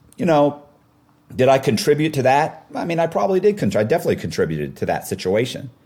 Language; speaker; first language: English; native; English